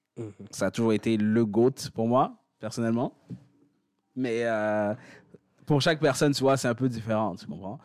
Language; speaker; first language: French; early bilingual, other home language; Haitian Creole